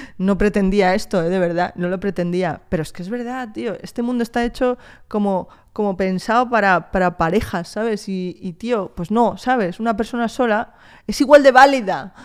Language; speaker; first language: Spanish; early bilingual, other home language; French